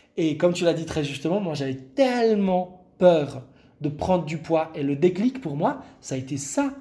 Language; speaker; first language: French; non-native, local second language; Arabic